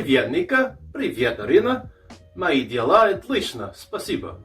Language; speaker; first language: Russian; non-native, fluent; English